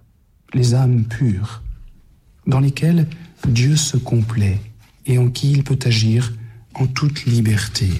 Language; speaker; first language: French; native; French